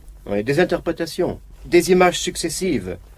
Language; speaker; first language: French; native; French